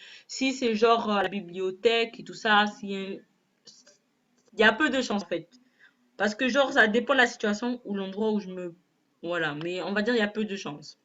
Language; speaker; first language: French; native; French